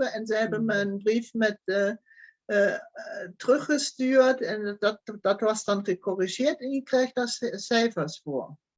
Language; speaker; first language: Dutch; non-native, fluent; German